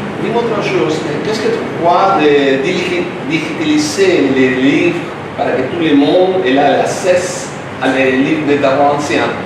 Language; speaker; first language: French; non-native, learner; Spanish